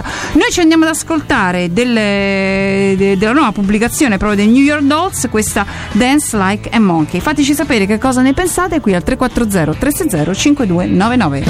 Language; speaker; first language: Italian; native; Italian